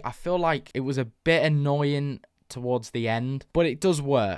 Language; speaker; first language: English; native; English